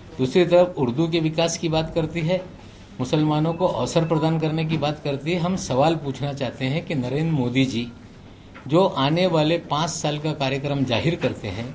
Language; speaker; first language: Hindi; native; Hindi